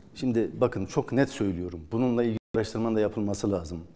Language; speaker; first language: Turkish; native; Turkish